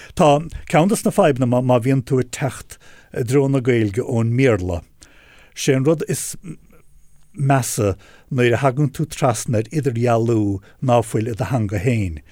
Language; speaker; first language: Irish; native; Irish